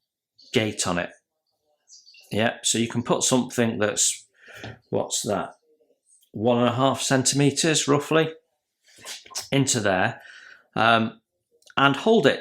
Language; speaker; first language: English; native; English